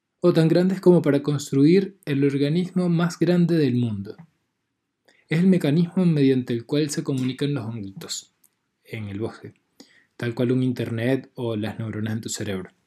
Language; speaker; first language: Spanish; native; Spanish